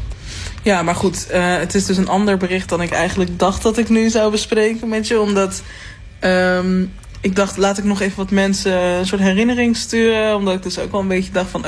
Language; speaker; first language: Dutch; native; Dutch